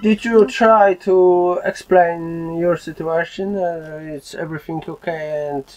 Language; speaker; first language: English; non-native, learner; Polish